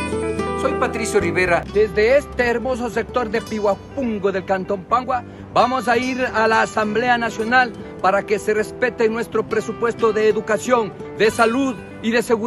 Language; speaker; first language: Spanish; native; Spanish